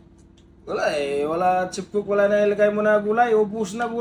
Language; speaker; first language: Filipino; non-native, learner; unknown